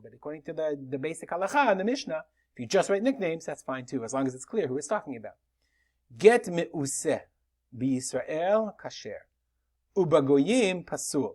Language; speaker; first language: English; native; English